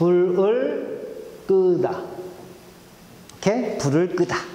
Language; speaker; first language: Korean; non-native, fluent; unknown